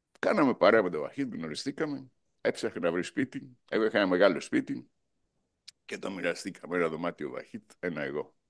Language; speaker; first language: Greek; non-native, local second language; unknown